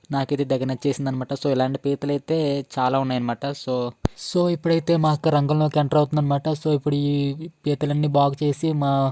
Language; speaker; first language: Telugu; non-native, local second language; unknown